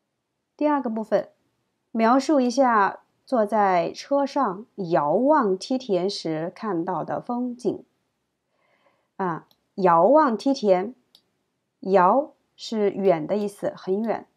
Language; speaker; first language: Chinese; native; Chinese